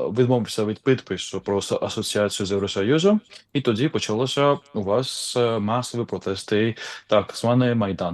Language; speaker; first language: Ukrainian; non-native, fluent; Georgian